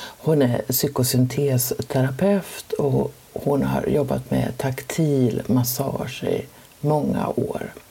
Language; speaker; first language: Swedish; native; Swedish